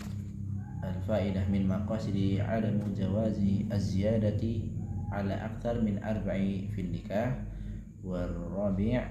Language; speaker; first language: Arabic; non-native, learner; Indonesian